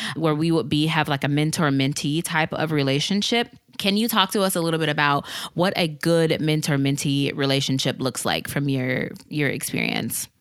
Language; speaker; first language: English; native; English